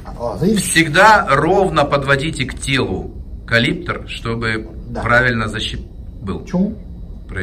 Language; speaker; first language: Russian; native; Russian